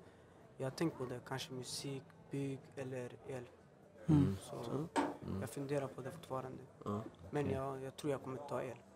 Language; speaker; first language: Swedish; early bilingual, other home language; Albanian